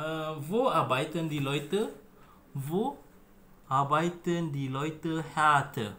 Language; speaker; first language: German; non-native, learner; Malay